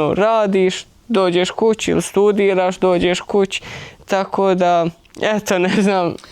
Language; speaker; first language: Bosnian; early bilingual, heritage; Bosnian